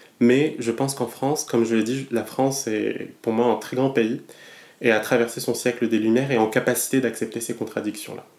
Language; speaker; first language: French; non-native, local second language; Malagasy